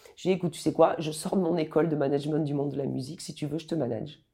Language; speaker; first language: French; native; French